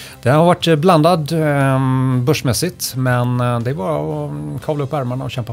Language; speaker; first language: Swedish; native; Swedish